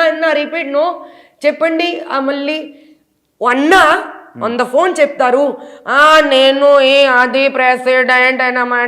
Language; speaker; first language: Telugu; non-native, learner; Hindi